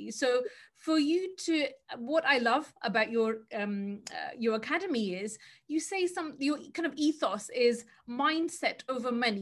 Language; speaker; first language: English; native; English